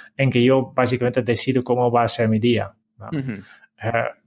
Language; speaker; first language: Spanish; non-native, fluent; Dutch